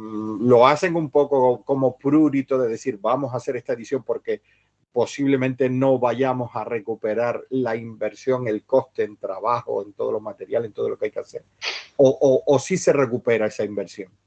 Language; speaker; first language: Spanish; native; Spanish